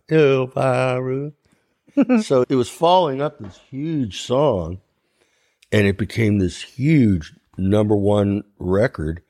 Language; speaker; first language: English; native; English